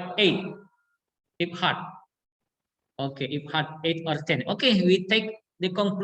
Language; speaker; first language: English; non-native, learner; Indonesian